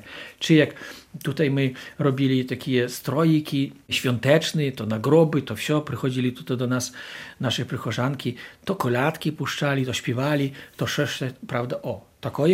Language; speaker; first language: Polish; non-native, local second language; Ukrainian